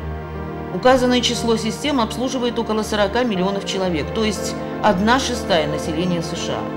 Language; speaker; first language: Russian; native; Russian